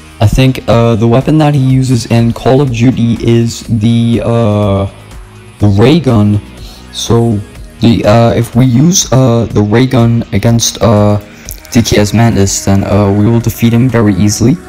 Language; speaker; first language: English; native; English